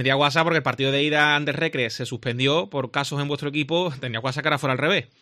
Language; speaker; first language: Spanish; native; Spanish